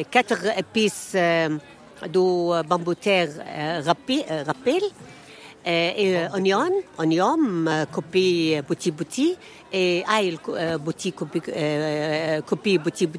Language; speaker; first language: French; non-native, learner; Arabic